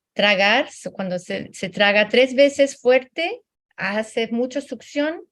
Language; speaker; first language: Spanish; non-native, fluent; English